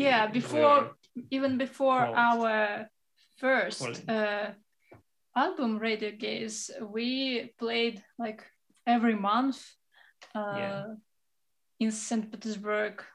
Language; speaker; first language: English; non-native, fluent; Russian